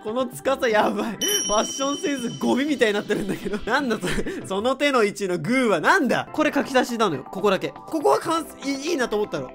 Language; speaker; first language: Japanese; native; Japanese